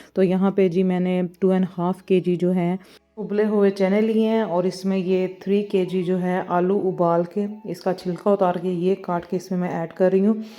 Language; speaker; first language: Urdu; non-native, local second language; Punjabi